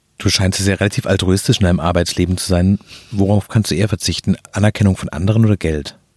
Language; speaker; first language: German; native; German